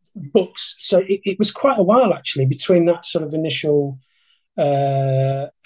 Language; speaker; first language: English; native; English